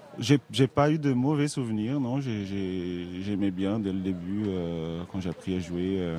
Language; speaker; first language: French; non-native, fluent; Portuguese